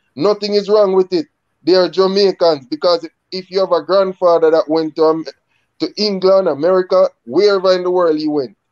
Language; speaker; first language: English; native; English